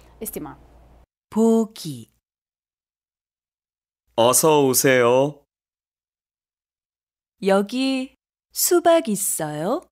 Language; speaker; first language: Korean; non-native, fluent; Arabic